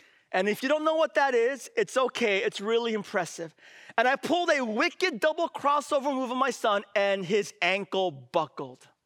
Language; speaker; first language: English; native; English